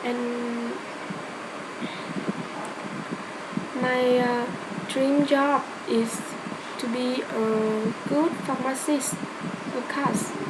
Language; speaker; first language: English; non-native, learner; Vietnamese